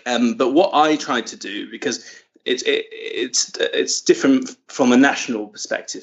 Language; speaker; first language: English; native; English